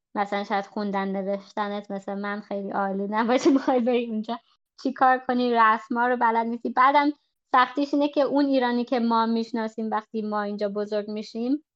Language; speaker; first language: Persian; early bilingual, heritage; Persian